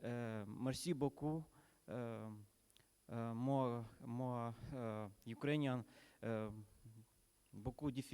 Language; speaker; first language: French; non-native, learner; Ukrainian